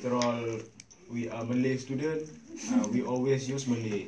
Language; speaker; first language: English; non-native, learner; Malay